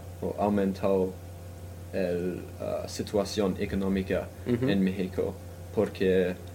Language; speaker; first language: Spanish; non-native, fluent; English